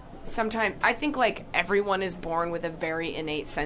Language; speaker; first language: English; native; English